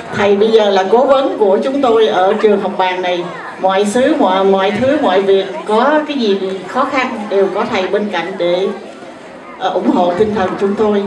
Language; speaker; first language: Vietnamese; native; Vietnamese